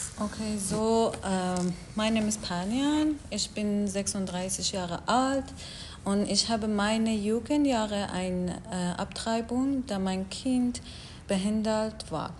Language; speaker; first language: German; non-native, learner; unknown